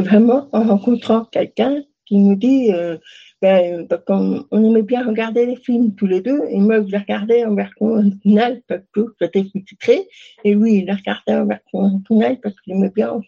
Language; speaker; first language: French; native; French